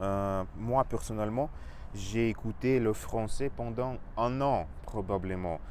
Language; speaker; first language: French; non-native, fluent; Russian